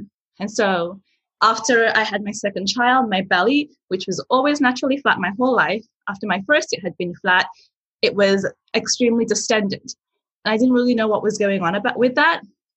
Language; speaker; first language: English; early bilingual, other home language; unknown